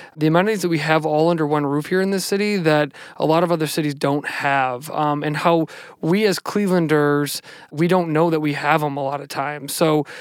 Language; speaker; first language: English; native; English